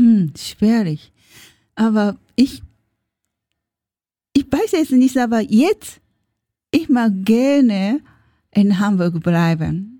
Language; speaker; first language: German; non-native, learner; Japanese